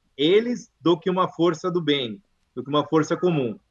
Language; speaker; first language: Portuguese; native; Portuguese